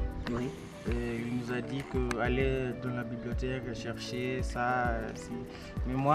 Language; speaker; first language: French; non-native, learner; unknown